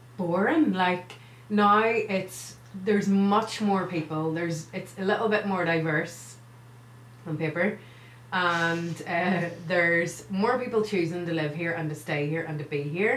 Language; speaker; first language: English; native; English